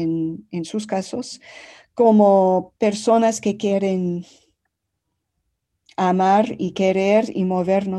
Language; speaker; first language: Spanish; non-native, fluent; English